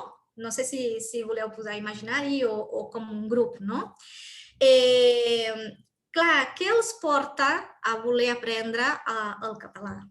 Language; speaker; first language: Catalan; non-native, fluent; Portuguese